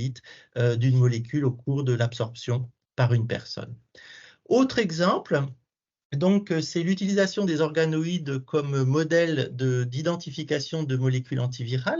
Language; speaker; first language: French; native; French